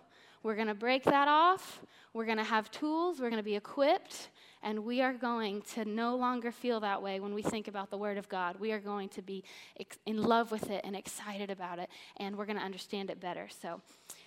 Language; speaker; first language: English; native; English